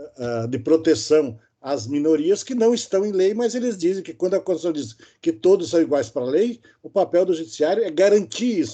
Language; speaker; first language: Portuguese; native; Portuguese